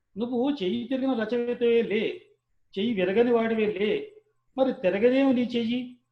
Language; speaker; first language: Telugu; native; Telugu